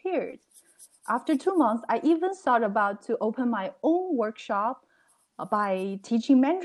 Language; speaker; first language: English; non-native, learner; Chinese